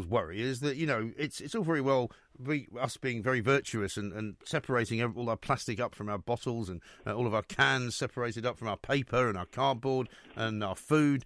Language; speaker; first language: English; native; English